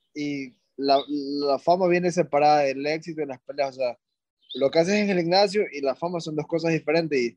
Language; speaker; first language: Spanish; native; Spanish